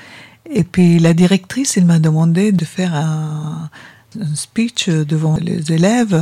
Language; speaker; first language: French; non-native, fluent; Arabic